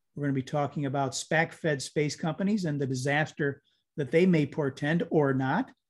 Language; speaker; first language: English; native; English